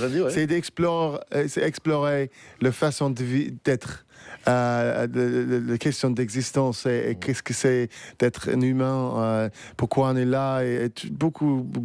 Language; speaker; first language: French; non-native, fluent; English